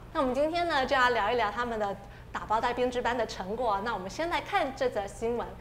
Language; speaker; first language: Chinese; native; Chinese